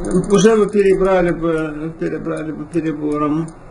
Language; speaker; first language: Russian; native; Russian